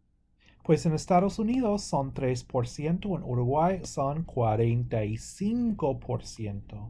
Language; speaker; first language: Spanish; non-native, fluent; English